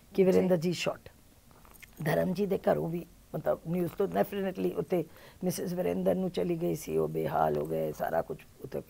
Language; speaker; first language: Punjabi; early bilingual, heritage; Punjabi